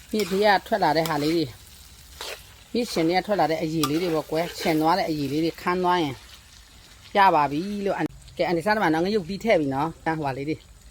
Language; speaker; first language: Burmese; non-native, local second language; Shan